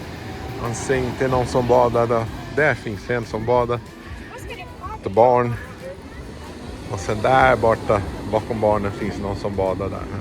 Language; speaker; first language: Swedish; non-native, fluent; Portuguese